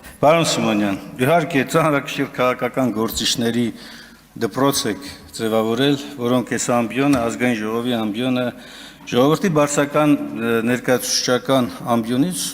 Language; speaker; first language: Armenian; native; Armenian